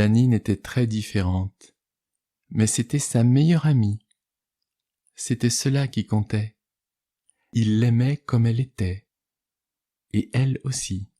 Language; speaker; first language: French; native; French